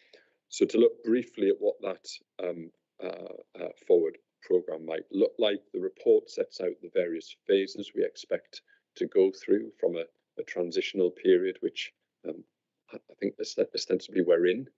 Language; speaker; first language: English; native; English